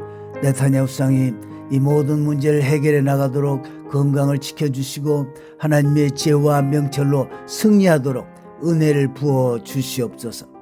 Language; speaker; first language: Korean; native; Korean